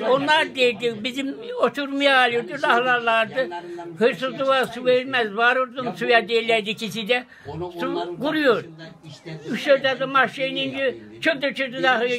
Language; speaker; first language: Turkish; native; Turkish